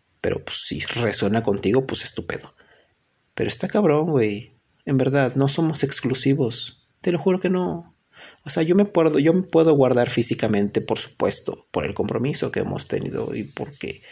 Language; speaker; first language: Spanish; native; Spanish